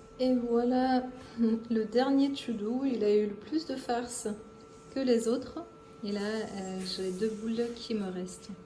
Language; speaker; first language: French; non-native, fluent; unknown